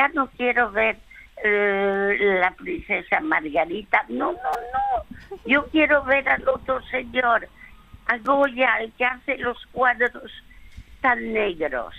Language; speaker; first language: Spanish; early bilingual, other home language; French